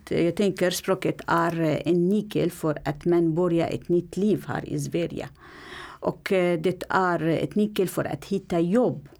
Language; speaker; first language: Swedish; non-native, learner; Arabic